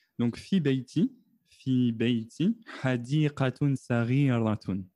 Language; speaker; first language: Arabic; non-native, fluent; French